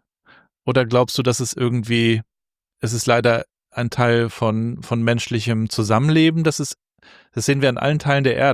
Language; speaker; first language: German; native; German